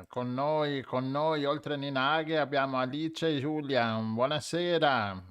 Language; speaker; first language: Italian; native; Italian